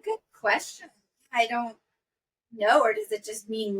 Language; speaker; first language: English; native; English